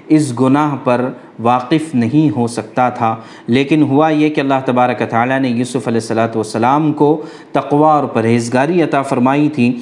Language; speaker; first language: Urdu; native; Urdu